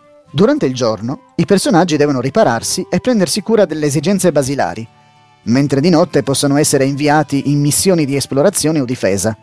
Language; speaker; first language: Italian; native; Italian